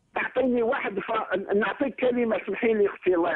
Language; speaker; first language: Arabic; native; Arabic